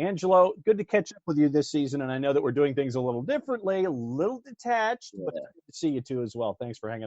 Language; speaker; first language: English; native; English